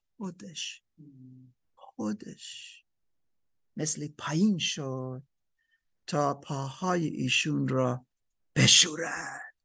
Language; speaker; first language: Persian; non-native, learner; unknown